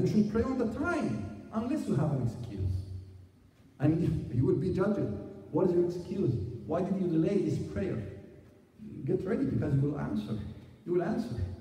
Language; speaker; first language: English; non-native, fluent; Arabic